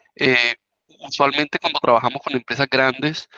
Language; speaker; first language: Spanish; native; Spanish